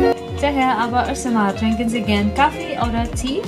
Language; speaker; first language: German; non-native, learner; Filipino